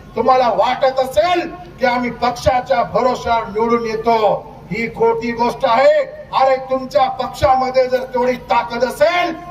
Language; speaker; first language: Marathi; non-native, local second language; Lambadi